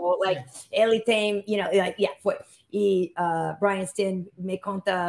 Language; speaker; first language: Portuguese; non-native, learner; English